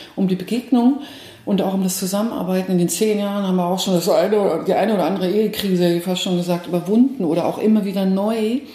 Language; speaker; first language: German; native; German